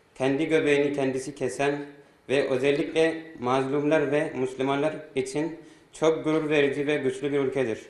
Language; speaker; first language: Turkish; non-native, fluent; Amharic